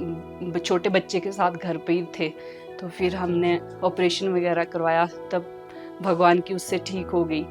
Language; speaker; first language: Hindi; native; Hindi